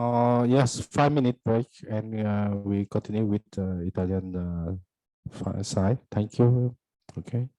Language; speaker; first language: English; non-native, fluent; Vietnamese